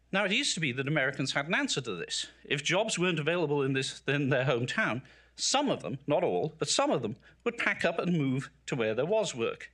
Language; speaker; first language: English; native; English